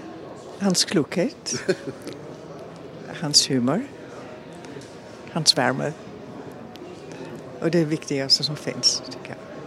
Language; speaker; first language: Swedish; non-native, fluent; German